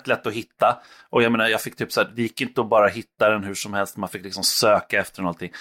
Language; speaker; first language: Swedish; native; Swedish